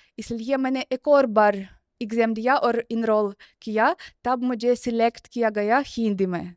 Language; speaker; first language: Hindi; non-native, fluent; Russian